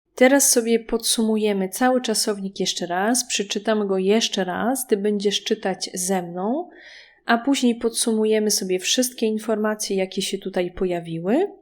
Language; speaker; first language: Polish; native; Polish